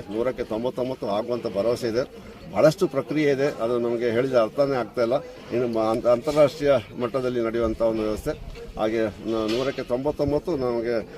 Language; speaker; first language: Kannada; non-native, local second language; Kodava